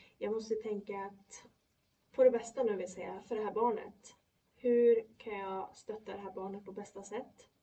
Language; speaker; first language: Swedish; early bilingual, other home language; Polish